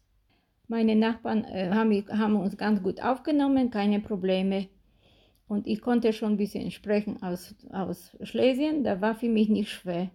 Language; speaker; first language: German; non-native, fluent; Polish